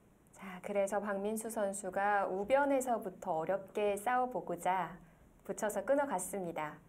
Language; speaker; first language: Korean; native; Korean